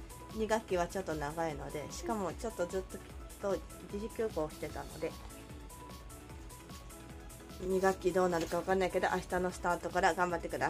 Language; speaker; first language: Japanese; native; Japanese